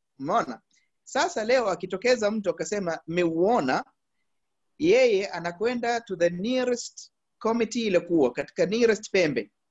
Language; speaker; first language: Swahili; early bilingual, heritage; Arabic